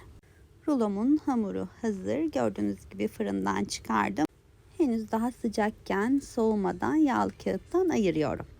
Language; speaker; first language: Turkish; native; Turkish